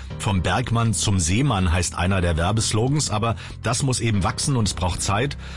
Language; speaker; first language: German; native; German